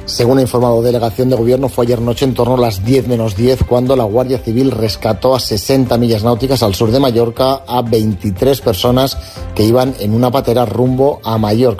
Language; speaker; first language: Spanish; native; Spanish